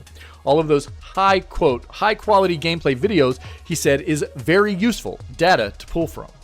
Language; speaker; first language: English; native; English